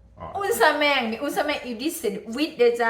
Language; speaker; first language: French; non-native, learner; Thai